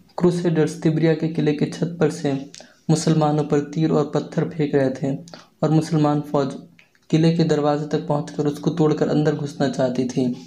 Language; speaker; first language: Urdu; native; Urdu